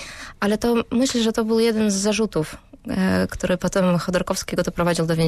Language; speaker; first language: Polish; non-native, fluent; Russian